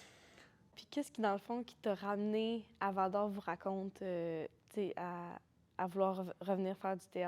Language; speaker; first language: French; native; French